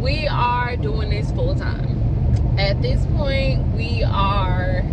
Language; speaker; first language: English; native; English